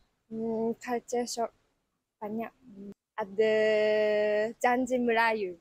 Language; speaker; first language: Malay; non-native, learner; Japanese